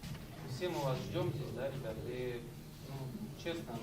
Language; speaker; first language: Russian; native; Russian